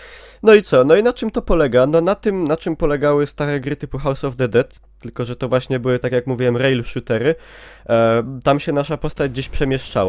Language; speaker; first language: Polish; native; Polish